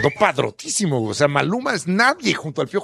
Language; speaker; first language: Spanish; native; Spanish